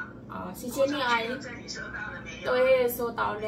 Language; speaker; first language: Chinese; non-native, learner; Javanese